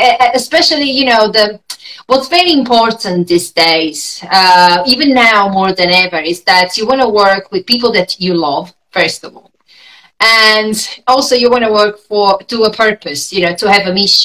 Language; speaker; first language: English; non-native, fluent; Italian